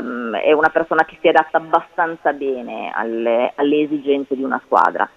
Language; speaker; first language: Italian; native; Italian